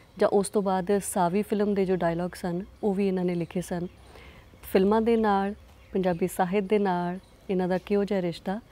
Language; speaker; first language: Punjabi; native; Punjabi